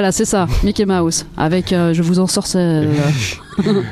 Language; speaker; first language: French; native; French